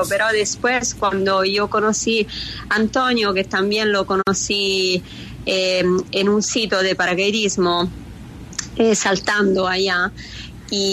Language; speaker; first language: Spanish; non-native, fluent; Italian